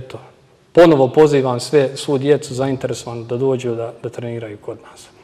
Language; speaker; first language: Serbian; native; Serbian